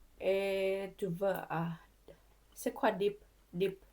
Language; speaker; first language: French; non-native, learner; Thai